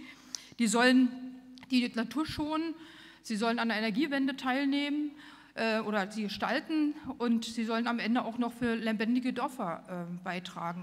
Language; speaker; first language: German; native; German